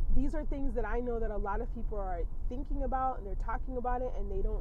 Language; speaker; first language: English; early bilingual, other home language; Spanish